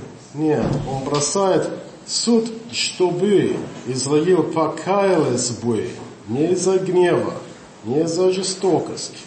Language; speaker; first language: Russian; non-native, learner; English